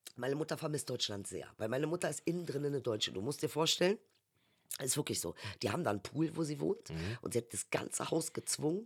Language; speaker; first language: German; early bilingual, other home language; Turkish